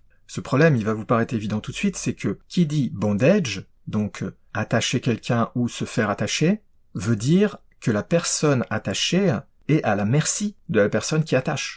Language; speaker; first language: French; native; French